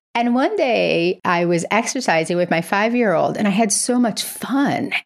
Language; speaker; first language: English; non-native, fluent; Portuguese